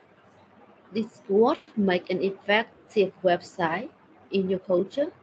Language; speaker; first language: English; non-native, learner; Thai